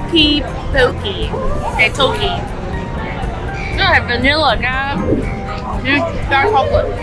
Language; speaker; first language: Chinese; native; Chinese